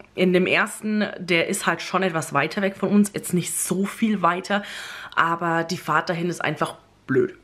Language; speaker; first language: German; native; German